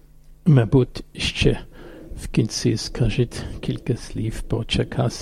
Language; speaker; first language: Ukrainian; non-native, fluent; German